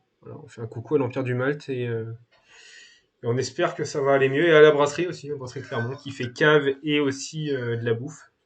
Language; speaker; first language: French; native; French